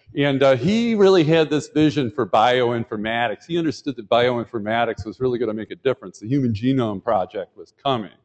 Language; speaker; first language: English; native; English